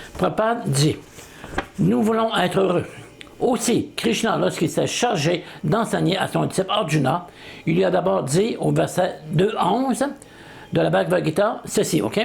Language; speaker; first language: French; native; French